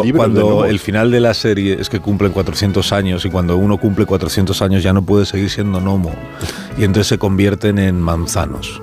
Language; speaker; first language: Spanish; native; Spanish